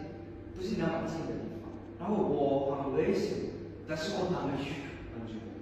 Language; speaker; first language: Chinese; non-native, learner; Japanese